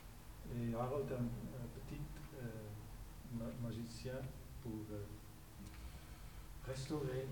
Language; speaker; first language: French; non-native, learner; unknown